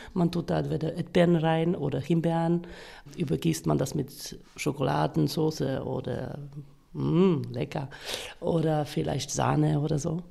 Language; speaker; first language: German; non-native, fluent; Polish